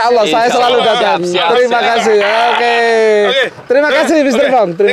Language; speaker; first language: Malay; non-native, local second language; Javanese